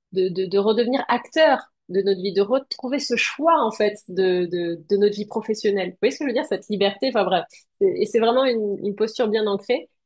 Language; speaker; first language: French; native; French